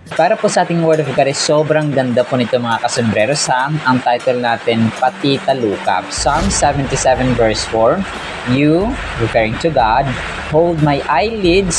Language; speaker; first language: Filipino; native; Filipino